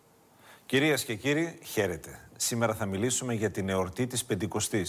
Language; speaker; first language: Greek; native; Greek